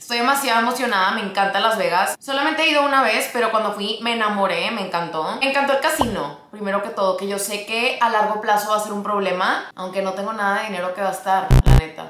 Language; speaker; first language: Spanish; early bilingual, heritage; Spanish